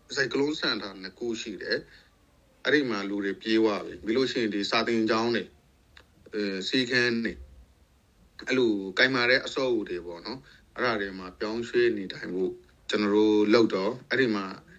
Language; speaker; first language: Burmese; native; Burmese